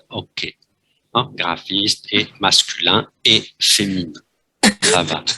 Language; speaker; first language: French; non-native, fluent; Vietnamese